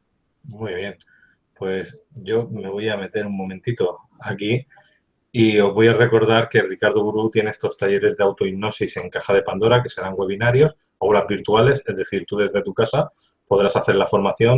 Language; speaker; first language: Spanish; native; Spanish